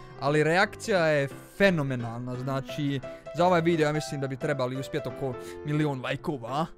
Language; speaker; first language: Bosnian; early bilingual, heritage; Bosnian